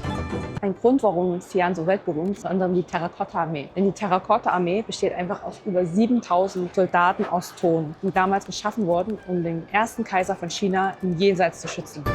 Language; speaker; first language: German; native; German